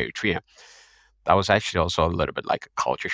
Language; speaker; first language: English; non-native, fluent; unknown